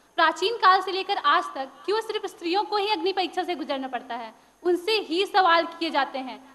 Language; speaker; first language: Hindi; native; Hindi